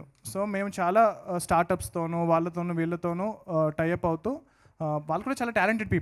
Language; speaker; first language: Telugu; native; Telugu